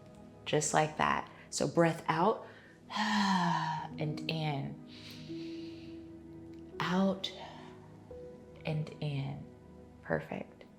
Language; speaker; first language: English; native; English